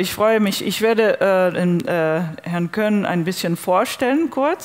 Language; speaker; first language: German; non-native, fluent; English